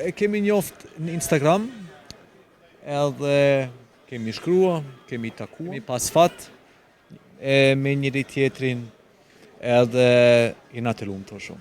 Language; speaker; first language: Albanian; non-native, fluent; German